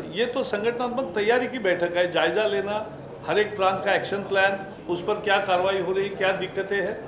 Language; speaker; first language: Hindi; non-native, local second language; Marathi